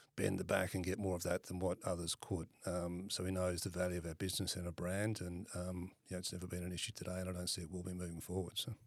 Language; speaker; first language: English; native; English